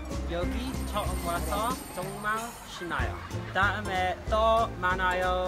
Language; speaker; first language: Korean; non-native, learner; English